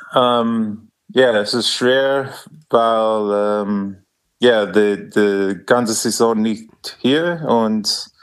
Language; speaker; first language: German; non-native, learner; English